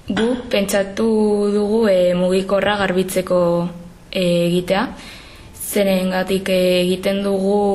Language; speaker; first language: Basque; non-native, local second language; Spanish